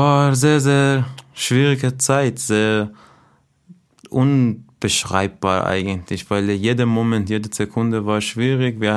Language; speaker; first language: German; non-native, fluent; Persian